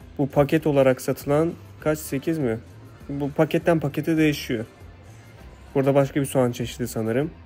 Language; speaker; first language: Turkish; native; Turkish